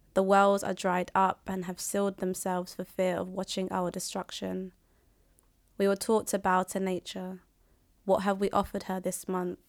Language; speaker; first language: English; early bilingual, other home language; Somali